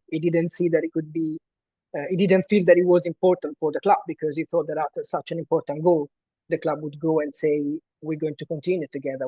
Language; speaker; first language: English; non-native, fluent; Italian